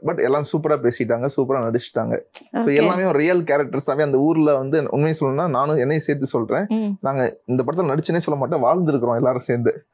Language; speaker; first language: Tamil; native; Tamil